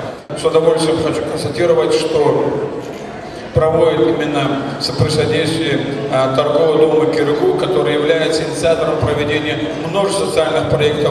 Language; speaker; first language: Russian; native; Russian